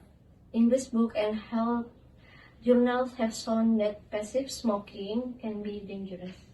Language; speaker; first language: English; non-native, learner; Indonesian